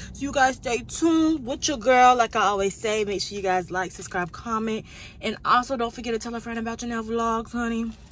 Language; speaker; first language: English; native; English